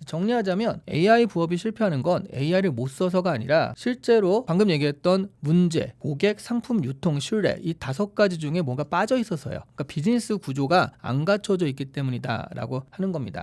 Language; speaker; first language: Korean; native; Korean